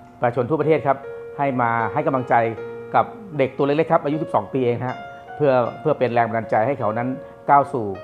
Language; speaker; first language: Thai; native; Thai